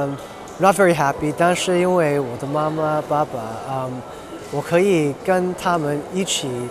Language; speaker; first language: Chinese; non-native, learner; Cantonese